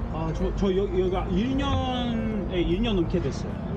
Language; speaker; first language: Korean; non-native, fluent; Russian